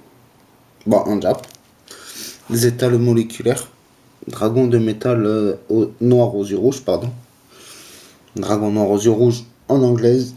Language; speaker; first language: French; native; French